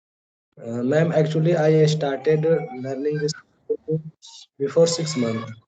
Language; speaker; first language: English; non-native, learner; Hindi